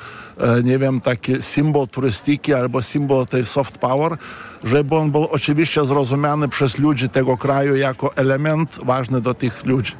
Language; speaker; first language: Polish; non-native, fluent; Lithuanian